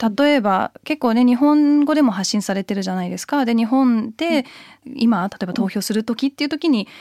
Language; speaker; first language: Japanese; early bilingual, heritage; Japanese